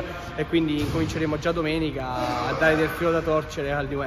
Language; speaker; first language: Italian; native; Italian